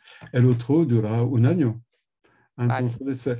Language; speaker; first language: Spanish; non-native, learner; French